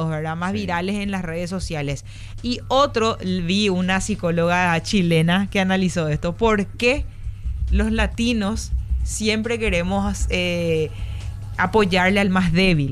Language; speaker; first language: Spanish; native; Spanish